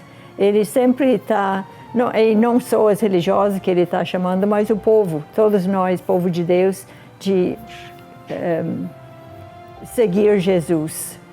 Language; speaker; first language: Portuguese; non-native, fluent; English